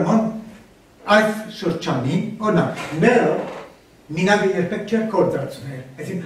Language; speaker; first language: French; non-native, fluent; Armenian